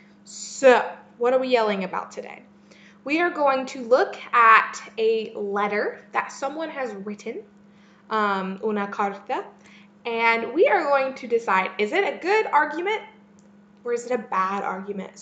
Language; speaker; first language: English; native; English